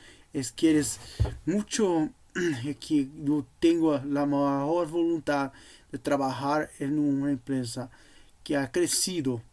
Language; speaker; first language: Portuguese; non-native, learner; Spanish